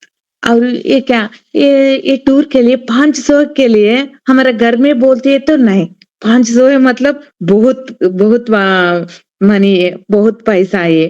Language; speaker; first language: Hindi; non-native, learner; Telugu